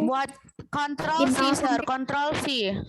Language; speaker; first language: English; non-native, learner; Indonesian